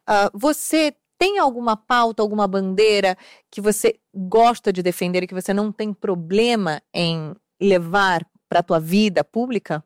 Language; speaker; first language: Portuguese; native; Portuguese